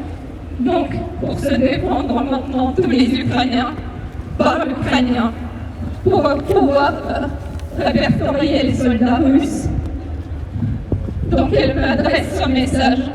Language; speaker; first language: French; non-native, fluent; Russian